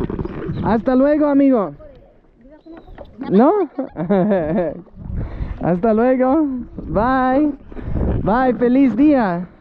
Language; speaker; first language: Spanish; early bilingual, heritage; English